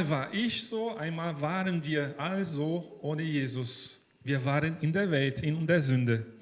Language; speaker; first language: German; non-native, fluent; Portuguese